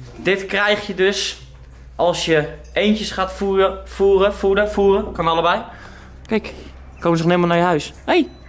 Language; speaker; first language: Dutch; native; Dutch